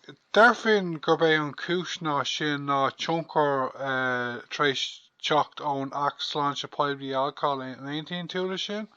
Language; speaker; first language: Irish; non-native, local second language; English